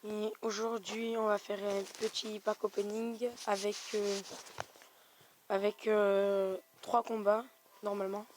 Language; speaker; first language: French; native; French